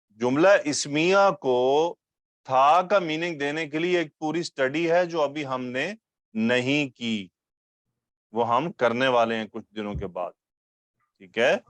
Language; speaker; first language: Urdu; native; Urdu